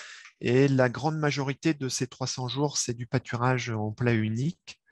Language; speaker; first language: French; native; French